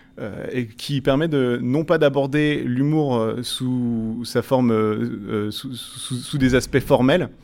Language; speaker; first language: French; native; French